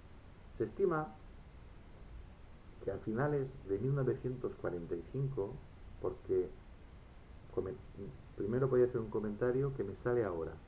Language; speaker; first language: Spanish; native; Spanish